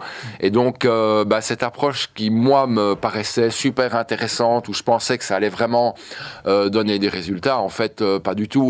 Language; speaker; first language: French; native; French